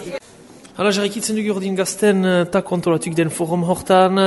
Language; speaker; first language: Basque; native; Basque